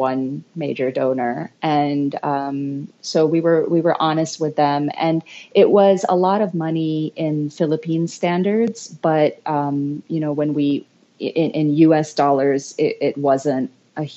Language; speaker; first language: English; native; English